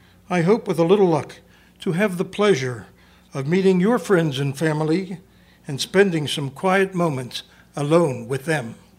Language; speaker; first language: English; native; English